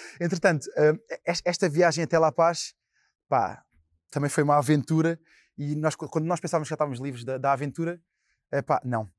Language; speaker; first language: Portuguese; native; Portuguese